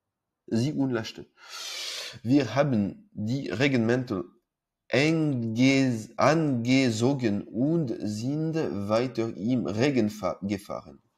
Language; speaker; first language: German; non-native, learner; French